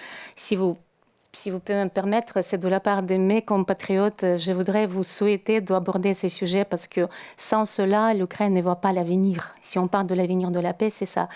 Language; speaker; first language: French; non-native, fluent; Ukrainian